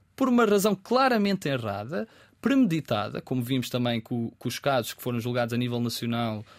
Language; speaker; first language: Portuguese; native; Portuguese